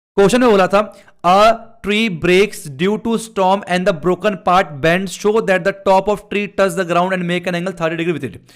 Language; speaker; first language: Hindi; native; Hindi